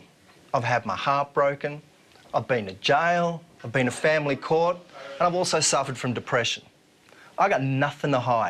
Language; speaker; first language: English; native; English